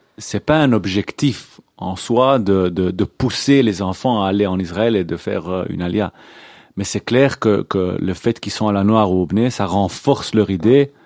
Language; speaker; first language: French; non-native, local second language; Hebrew